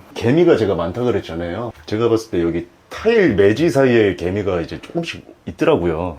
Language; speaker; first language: Korean; native; Korean